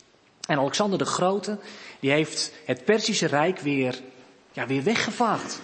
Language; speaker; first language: Dutch; native; Dutch